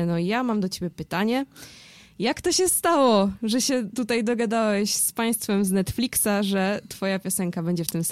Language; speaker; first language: Polish; native; Polish